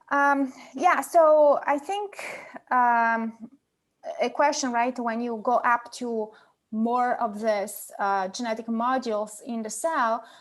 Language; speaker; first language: English; non-native, fluent; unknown